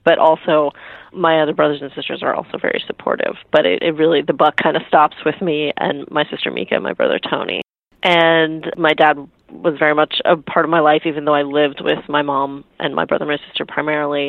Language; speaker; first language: English; native; English